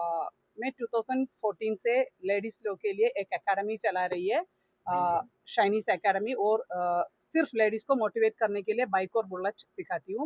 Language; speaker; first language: Hindi; non-native, local second language; Malayalam